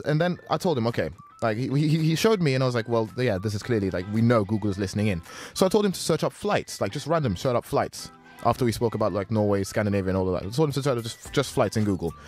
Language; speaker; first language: English; native; English